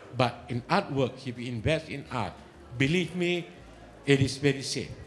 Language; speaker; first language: English; non-native, local second language; Malay